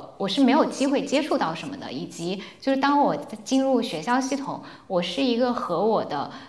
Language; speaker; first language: Chinese; native; Chinese